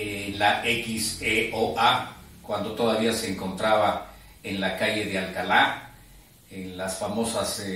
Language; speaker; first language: Spanish; native; Spanish